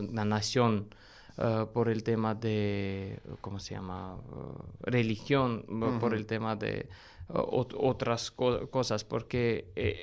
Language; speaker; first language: Spanish; non-native, fluent; Armenian